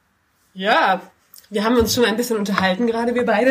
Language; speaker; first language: German; native; German